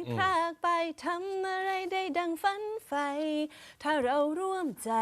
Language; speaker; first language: Thai; native; Thai